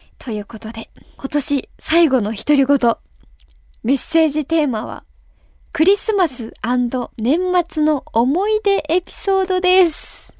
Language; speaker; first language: Japanese; native; Japanese